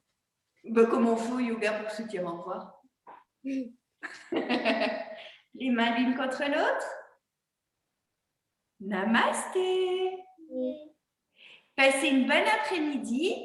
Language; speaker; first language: French; native; French